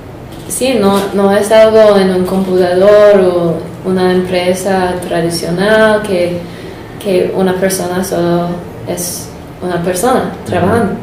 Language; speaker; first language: Spanish; non-native, fluent; English